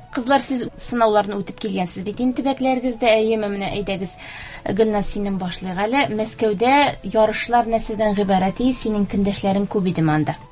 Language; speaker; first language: Tatar; native; Tatar